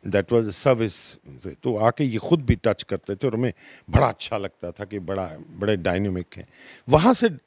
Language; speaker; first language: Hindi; non-native, local second language; Dogri